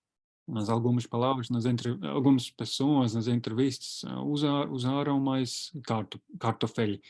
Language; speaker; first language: Portuguese; non-native, fluent; Latvian